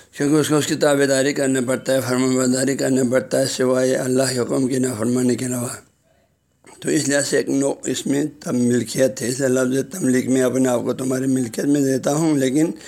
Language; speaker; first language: Urdu; non-native, local second language; Balti